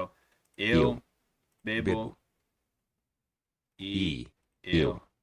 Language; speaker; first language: Portuguese; non-native, learner; English